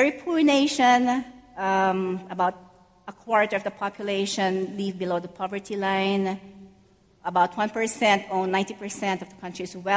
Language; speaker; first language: English; non-native, local second language; Filipino